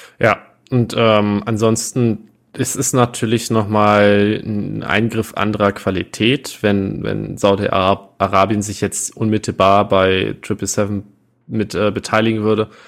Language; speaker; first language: German; native; German